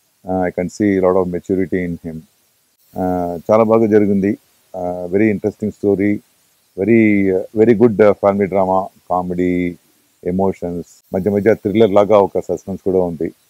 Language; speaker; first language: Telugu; non-native, fluent; Tamil